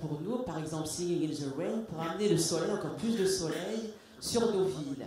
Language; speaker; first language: French; native; French